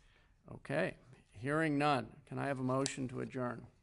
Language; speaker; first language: English; native; English